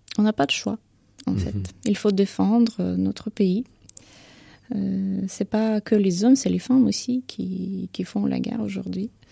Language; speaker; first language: French; non-native, fluent; Ukrainian